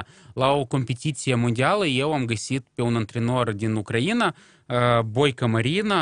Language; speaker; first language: Romanian; non-native, local second language; Russian